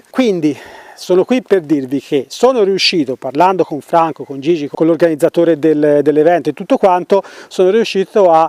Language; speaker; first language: Italian; native; Italian